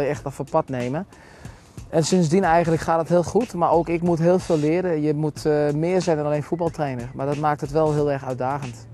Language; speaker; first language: Dutch; native; Dutch